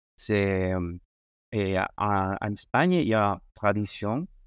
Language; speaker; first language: French; non-native, learner; Spanish